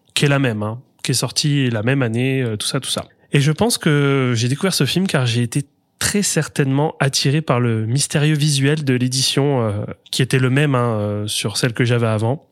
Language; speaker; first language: French; native; French